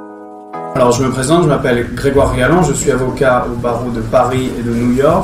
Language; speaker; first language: French; native; French